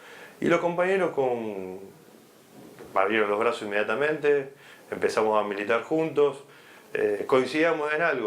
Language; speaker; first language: Spanish; native; Spanish